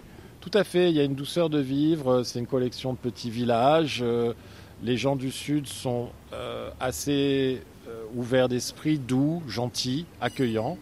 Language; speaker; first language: French; native; French